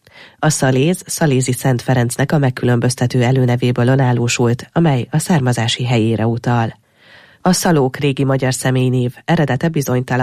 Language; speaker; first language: Hungarian; native; Hungarian